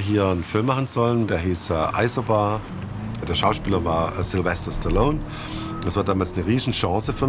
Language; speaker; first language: German; native; German